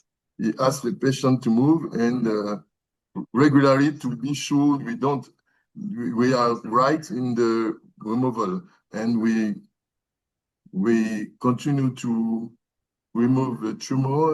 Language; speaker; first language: English; non-native, learner; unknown